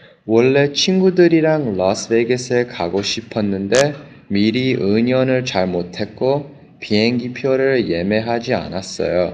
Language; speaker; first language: Korean; non-native, learner; English